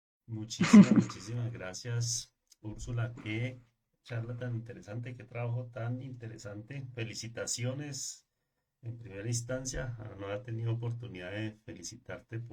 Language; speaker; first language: Spanish; native; Spanish